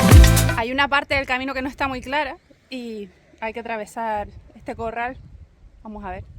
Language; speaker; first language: Spanish; native; Spanish